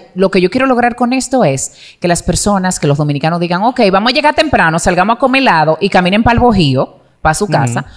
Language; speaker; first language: Spanish; native; Spanish